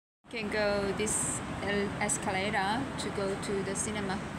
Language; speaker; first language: English; non-native, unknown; Korean